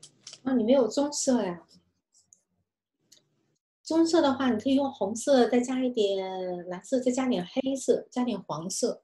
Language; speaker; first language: Chinese; native; Chinese